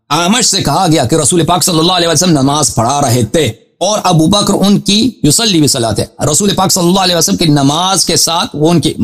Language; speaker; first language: Urdu; non-native, fluent; Persian